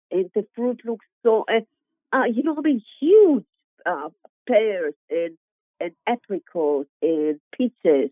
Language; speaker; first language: English; non-native, learner; Hebrew